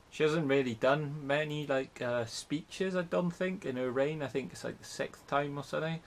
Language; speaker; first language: English; native; English